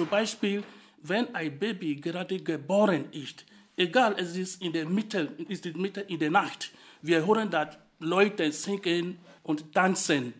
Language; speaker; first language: German; non-native, fluent; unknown